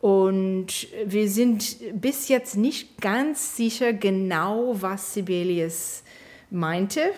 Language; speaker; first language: German; non-native, fluent; English